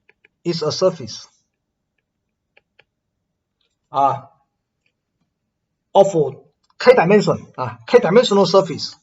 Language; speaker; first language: English; non-native, fluent; Chinese